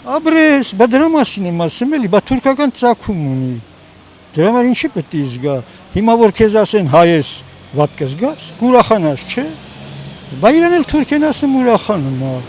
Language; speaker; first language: Armenian; native; Armenian